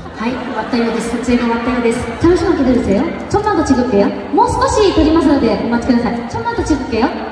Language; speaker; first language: Japanese; native; Japanese